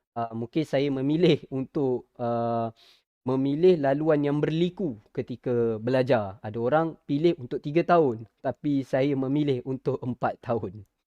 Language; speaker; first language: Malay; native; Malay